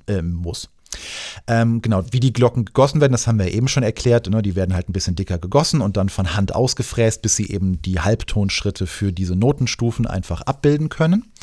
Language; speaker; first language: German; native; German